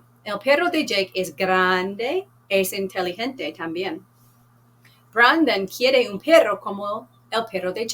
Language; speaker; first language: Spanish; non-native, fluent; English